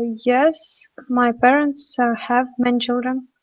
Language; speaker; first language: English; non-native, learner; Russian